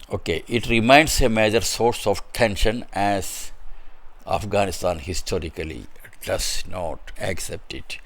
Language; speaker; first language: English; non-native, local second language; Malayalam